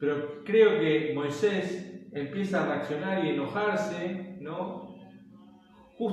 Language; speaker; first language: Spanish; native; Spanish